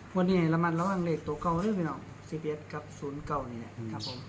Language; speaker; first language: Thai; non-native, local second language; Lao